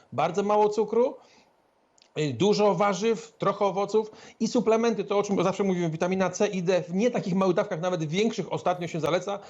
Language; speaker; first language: Polish; native; Polish